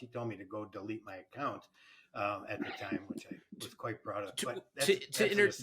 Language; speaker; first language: English; native; English